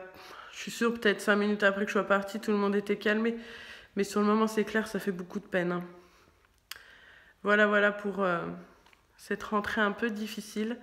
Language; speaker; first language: French; native; French